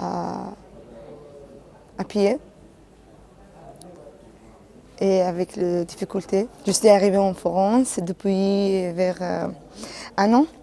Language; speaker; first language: French; non-native, learner; Persian